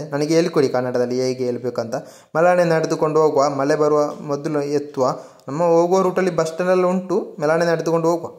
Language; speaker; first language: Kannada; non-native, local second language; Tulu